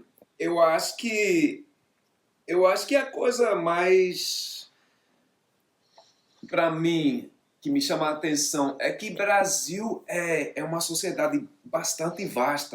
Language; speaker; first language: Portuguese; non-native, fluent; English